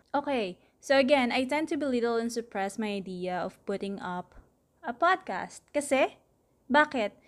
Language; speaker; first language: English; non-native, local second language; Filipino